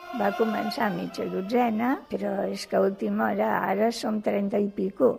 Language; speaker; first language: Catalan; native; Catalan